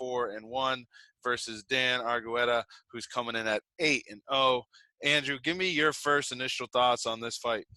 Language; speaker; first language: English; native; English